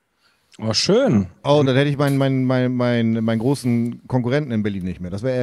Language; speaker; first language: German; native; German